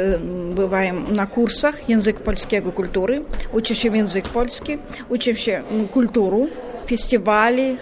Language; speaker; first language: Polish; non-native, learner; Russian